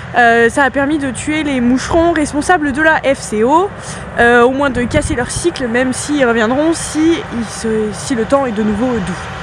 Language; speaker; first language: French; native; French